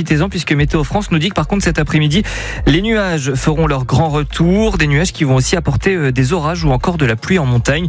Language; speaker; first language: French; native; French